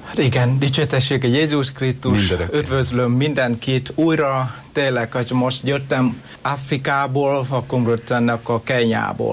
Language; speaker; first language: Hungarian; non-native, fluent; Vietnamese